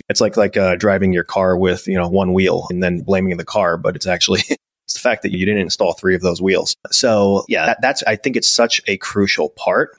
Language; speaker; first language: English; native; English